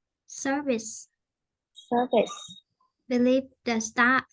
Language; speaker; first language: English; non-native, fluent; Vietnamese